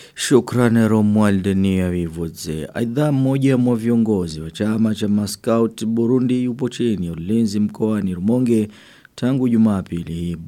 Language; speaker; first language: Swahili; non-native, local second language; Rundi